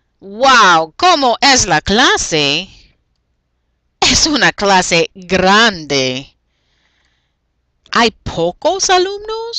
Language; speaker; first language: Spanish; non-native, fluent; English